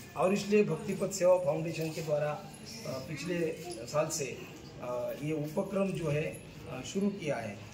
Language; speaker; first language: Hindi; non-native, local second language; Marathi